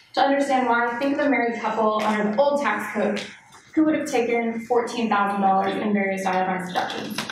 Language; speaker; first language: English; native; English